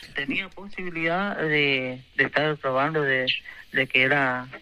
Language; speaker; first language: Spanish; native; Spanish